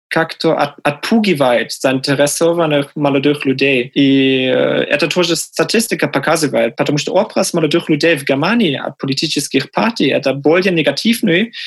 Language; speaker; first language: Russian; non-native, fluent; German